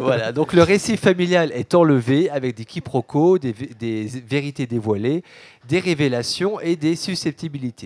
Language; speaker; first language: French; native; French